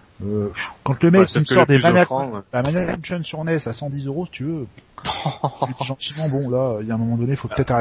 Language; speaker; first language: French; native; French